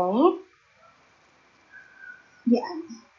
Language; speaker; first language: English; non-native, learner; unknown